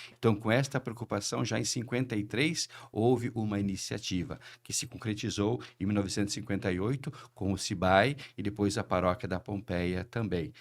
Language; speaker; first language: Portuguese; native; Portuguese